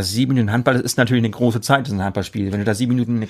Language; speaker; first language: German; native; German